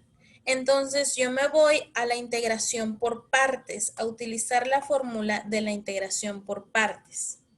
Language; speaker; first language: Spanish; native; Spanish